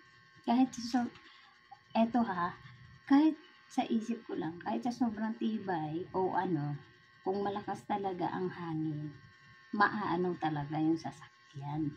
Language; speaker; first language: Filipino; non-native, local second language; Cebuano